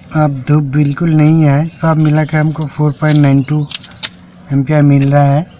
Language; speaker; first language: Hindi; non-native, local second language; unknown